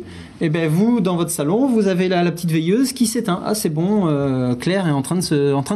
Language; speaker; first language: French; native; French